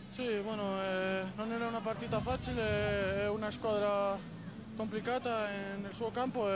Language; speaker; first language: Italian; non-native, learner; Spanish